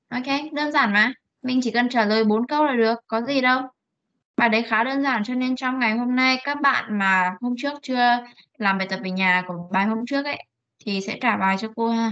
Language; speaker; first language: Vietnamese; native; Vietnamese